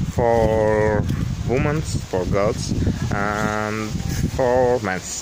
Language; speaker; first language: English; non-native, learner; Armenian